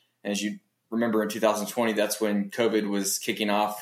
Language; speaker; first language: English; native; English